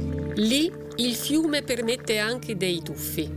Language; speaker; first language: Italian; native; Italian